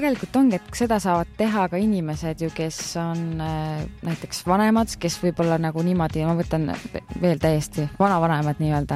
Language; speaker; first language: Estonian; native; Estonian